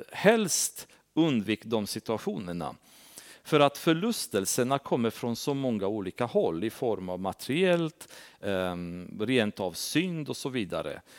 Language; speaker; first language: Swedish; non-native, fluent; Romanian